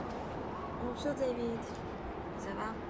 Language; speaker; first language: French; non-native, learner; English